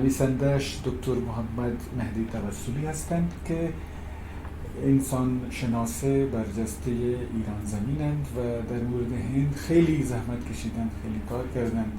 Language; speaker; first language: Persian; non-native, fluent; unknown